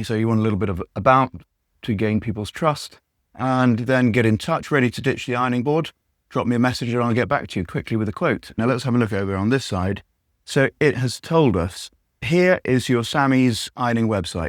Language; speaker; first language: English; native; English